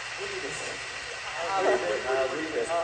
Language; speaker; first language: Japanese; non-native, learner; Korean